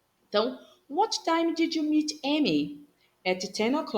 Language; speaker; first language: English; non-native, fluent; Portuguese